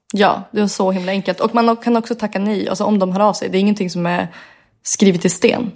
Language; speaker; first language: Swedish; native; Swedish